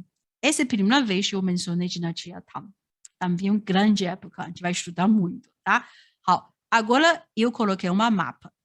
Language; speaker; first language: Portuguese; non-native, fluent; Chinese